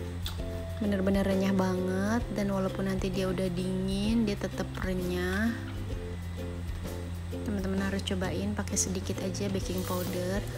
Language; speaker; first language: Indonesian; native; Indonesian